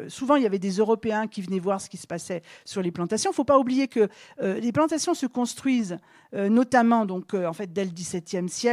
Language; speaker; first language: French; native; French